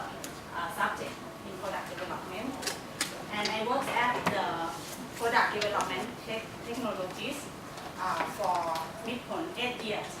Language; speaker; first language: English; non-native, learner; Thai